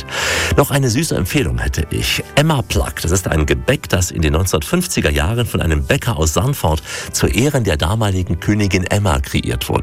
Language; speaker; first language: German; native; German